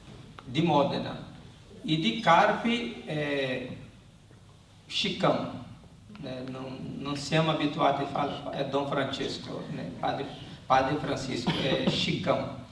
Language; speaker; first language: Italian; non-native, learner; Portuguese